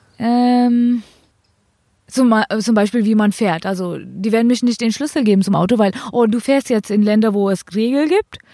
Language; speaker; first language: German; non-native, fluent; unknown